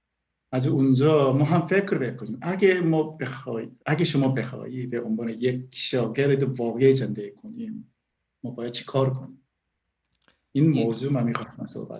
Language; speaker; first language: Persian; non-native, learner; Korean